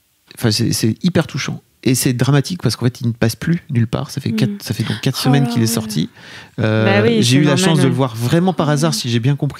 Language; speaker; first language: French; native; French